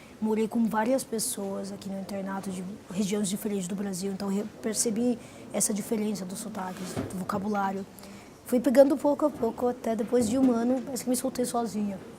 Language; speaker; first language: Portuguese; non-native, fluent; Arabic